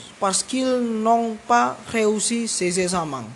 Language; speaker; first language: French; non-native, learner; Indonesian